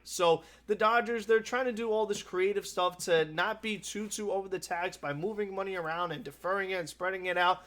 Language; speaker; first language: English; native; English